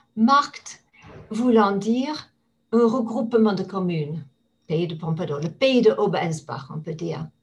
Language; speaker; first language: French; non-native, fluent; English